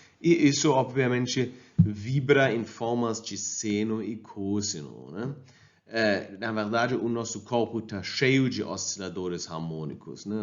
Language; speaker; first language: Portuguese; non-native, fluent; German